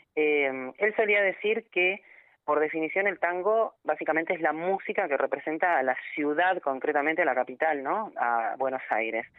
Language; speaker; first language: Spanish; native; Spanish